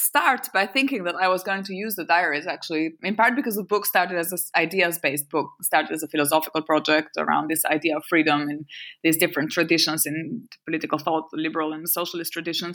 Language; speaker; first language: English; non-native, fluent; French